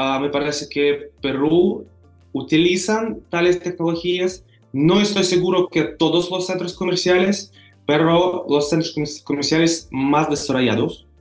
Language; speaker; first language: Spanish; non-native, learner; Russian